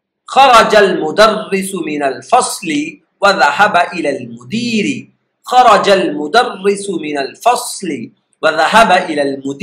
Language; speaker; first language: Arabic; non-native, fluent; Urdu